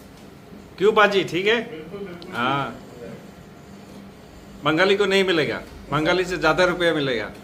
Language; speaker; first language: Hindi; non-native, learner; Bangla